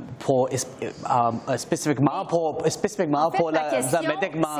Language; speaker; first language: French; non-native, learner; English